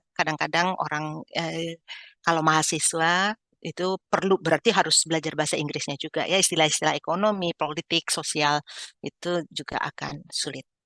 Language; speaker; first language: Indonesian; native; Indonesian